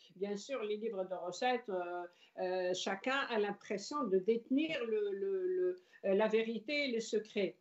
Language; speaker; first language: French; non-native, local second language; Arabic